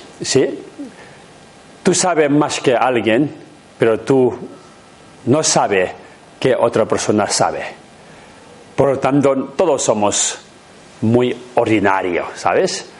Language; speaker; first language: Spanish; non-native, learner; Tibetan